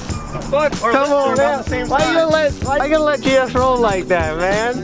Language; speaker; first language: English; native; English